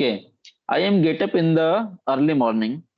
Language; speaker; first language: English; non-native, learner; Hindi